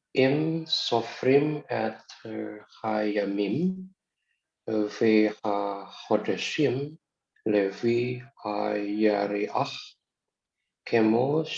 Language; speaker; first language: Hebrew; non-native, learner; Indonesian